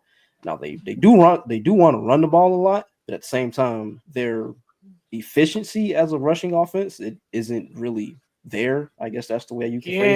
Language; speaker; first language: English; native; English